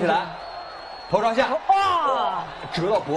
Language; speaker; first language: Chinese; native; Chinese